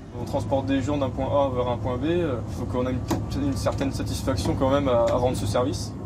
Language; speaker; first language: French; native; French